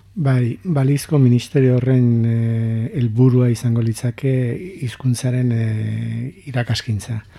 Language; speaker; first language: Basque; native; Basque